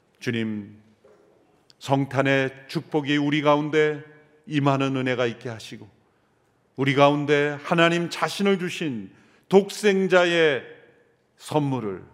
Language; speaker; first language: Korean; native; Korean